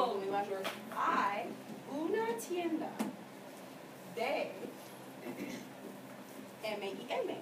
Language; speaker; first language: Spanish; non-native, fluent; English